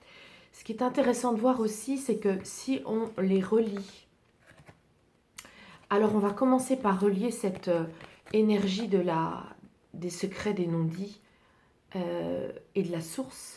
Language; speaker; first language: French; native; French